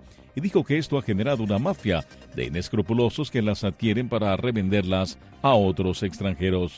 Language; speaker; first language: Spanish; native; Spanish